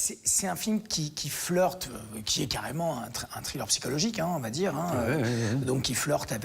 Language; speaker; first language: French; native; French